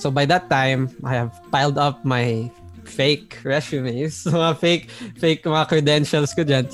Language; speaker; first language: English; non-native, local second language; Hiligaynon